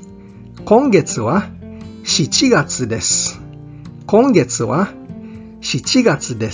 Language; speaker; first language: Japanese; non-native, fluent; Filipino